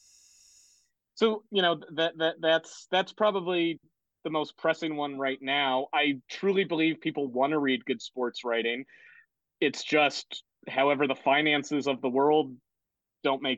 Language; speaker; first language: English; native; English